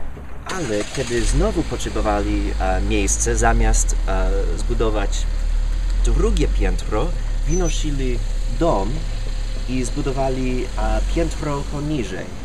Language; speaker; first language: Polish; non-native, learner; English